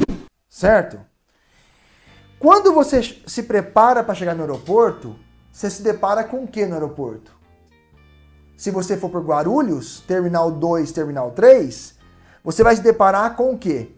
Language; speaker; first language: Portuguese; native; Portuguese